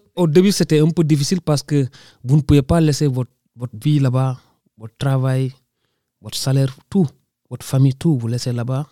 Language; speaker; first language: French; non-native, local second language; Wolof